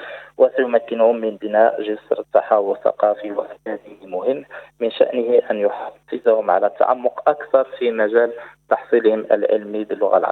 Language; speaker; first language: Arabic; native; Arabic